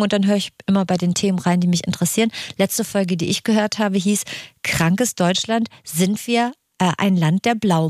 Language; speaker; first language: German; native; German